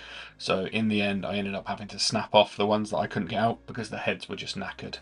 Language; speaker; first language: English; native; English